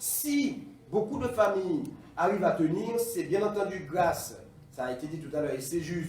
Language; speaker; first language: French; non-native, local second language; Haitian Creole